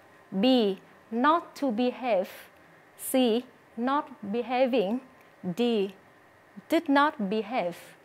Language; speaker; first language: English; non-native, fluent; Vietnamese